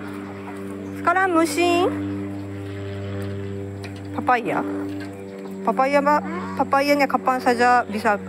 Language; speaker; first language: Indonesian; non-native, learner; Japanese